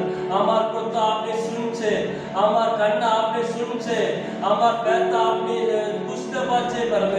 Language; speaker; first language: Bangla; non-native, learner; Hindi